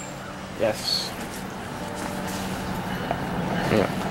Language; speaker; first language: English; native; English